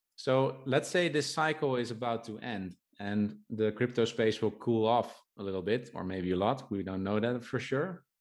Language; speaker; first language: English; non-native, fluent; Dutch